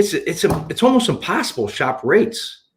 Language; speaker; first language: English; native; English